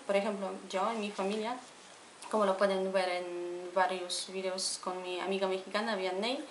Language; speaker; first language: Spanish; non-native, fluent; Polish